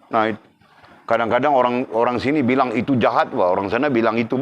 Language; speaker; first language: Malay; native; Malay